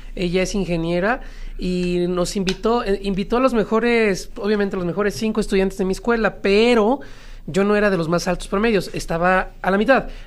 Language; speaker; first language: Spanish; native; Spanish